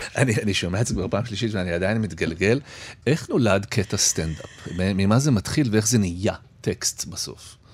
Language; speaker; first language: Hebrew; native; Hebrew